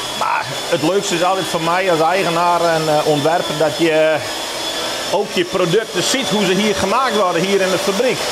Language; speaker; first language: Dutch; non-native, local second language; Western Frisian